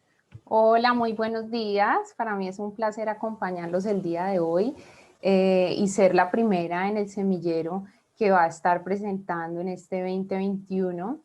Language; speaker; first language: Spanish; native; Spanish